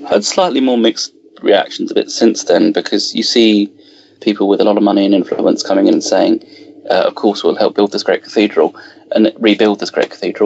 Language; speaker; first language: English; native; English